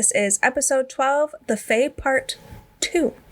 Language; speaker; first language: English; native; English